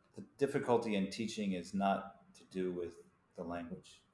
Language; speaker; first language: English; native; English